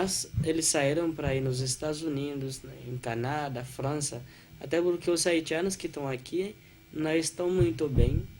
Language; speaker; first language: Portuguese; non-native, fluent; Haitian Creole